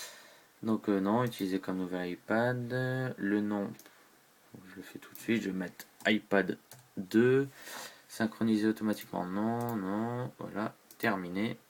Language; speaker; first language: French; native; French